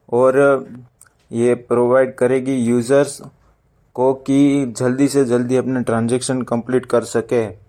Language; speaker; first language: Hindi; non-native, local second language; Gujarati